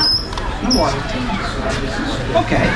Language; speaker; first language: Italian; non-native, learner; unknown